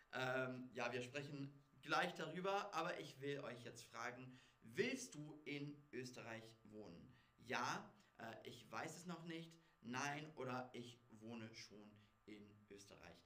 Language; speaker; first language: German; non-native, fluent; English